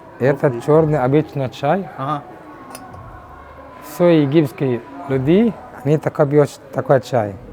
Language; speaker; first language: Russian; non-native, learner; Arabic